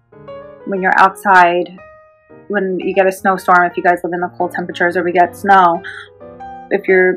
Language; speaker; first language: English; native; English